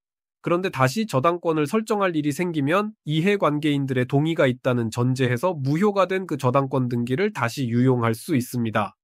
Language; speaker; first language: Korean; native; Korean